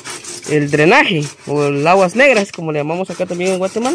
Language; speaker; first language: Spanish; native; Spanish